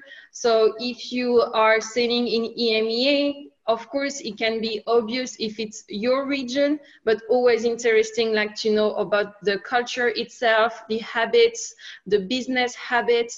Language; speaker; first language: English; non-native, fluent; French